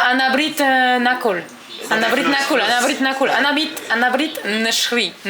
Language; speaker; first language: Arabic; non-native, learner; French